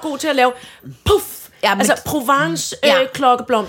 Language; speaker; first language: Danish; native; Danish